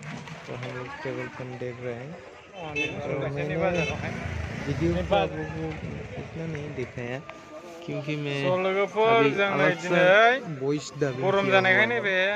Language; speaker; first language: Hindi; non-native, local second language; Bodo